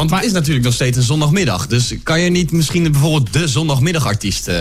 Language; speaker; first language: Dutch; native; Dutch